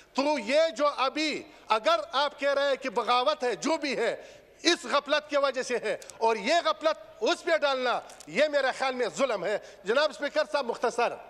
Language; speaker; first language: Urdu; non-native, local second language; Pashto